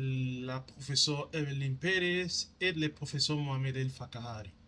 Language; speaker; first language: French; non-native, learner; Spanish